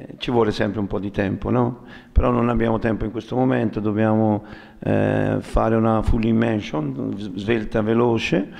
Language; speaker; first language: Italian; native; Italian